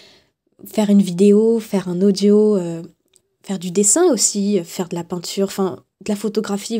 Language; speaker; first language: French; native; French